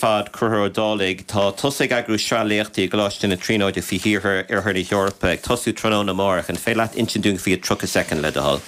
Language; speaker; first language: Irish; native; Irish